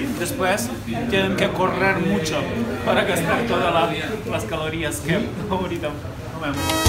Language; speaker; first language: Spanish; non-native, fluent; Ukrainian